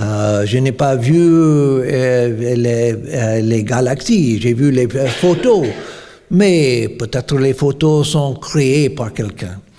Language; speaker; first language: French; non-native, fluent; English